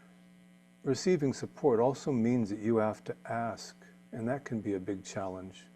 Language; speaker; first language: English; native; English